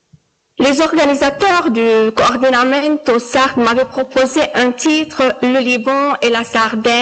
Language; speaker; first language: French; non-native, local second language; Arabic